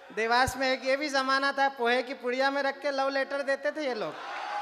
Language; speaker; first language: Hindi; native; Hindi